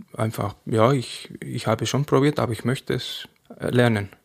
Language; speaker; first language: German; non-native, fluent; Spanish